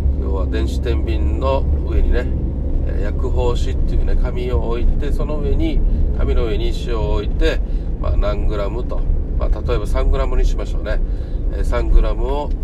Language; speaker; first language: Japanese; native; Japanese